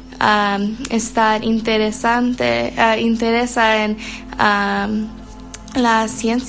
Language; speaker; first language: Spanish; non-native, learner; English